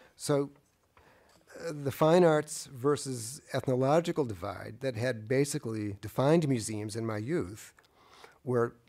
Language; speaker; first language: English; native; English